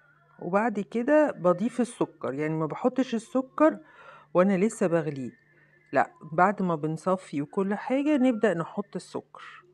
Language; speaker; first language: Arabic; native; Arabic